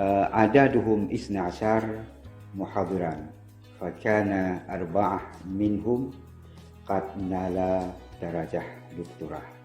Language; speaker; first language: Arabic; non-native, fluent; Indonesian